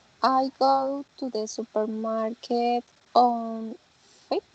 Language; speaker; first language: English; non-native, learner; Spanish